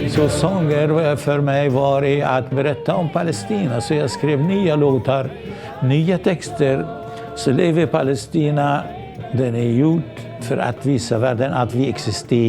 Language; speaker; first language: Swedish; non-native, local second language; Arabic